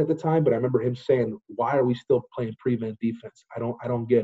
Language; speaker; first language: English; native; English